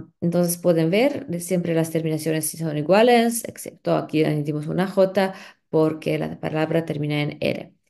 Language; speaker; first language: Spanish; non-native, fluent; Slovenian